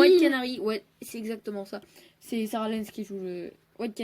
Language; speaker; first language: French; native; French